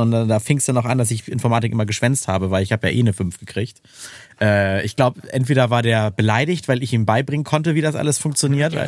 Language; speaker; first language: German; native; German